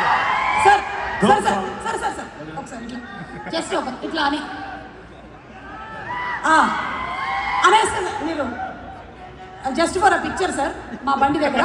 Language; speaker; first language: Telugu; native; Telugu